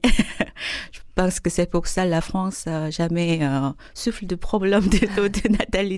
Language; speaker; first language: French; non-native, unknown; Korean